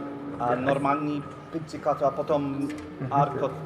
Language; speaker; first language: Czech; non-native, learner; English